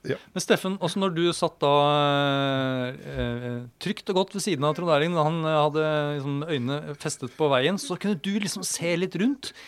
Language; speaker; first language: Norwegian; native; Norwegian